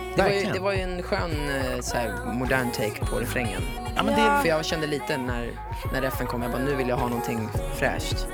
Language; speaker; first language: Swedish; early bilingual, other home language; Italian